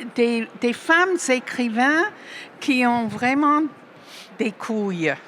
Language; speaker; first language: French; non-native, fluent; English